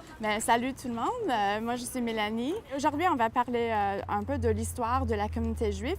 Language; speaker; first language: French; native; French